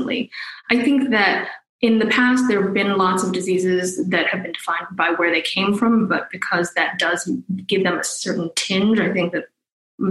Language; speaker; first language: English; native; English